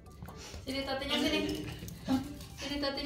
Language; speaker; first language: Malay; non-native, local second language; Sundanese